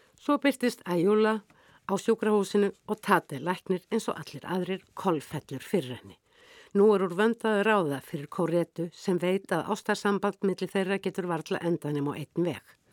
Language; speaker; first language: Icelandic; native; Icelandic